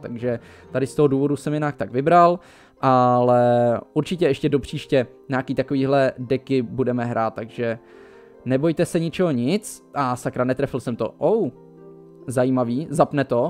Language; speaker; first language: Czech; native; Czech